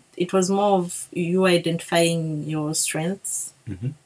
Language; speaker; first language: English; non-native, local second language; Bemba